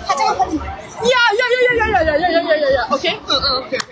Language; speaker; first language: English; non-native, learner; Thai